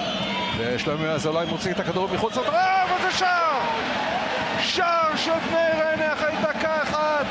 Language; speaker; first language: Hebrew; native; Hebrew